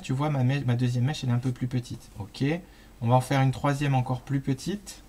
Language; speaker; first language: French; native; French